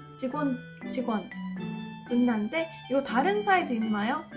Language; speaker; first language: Korean; non-native, fluent; Japanese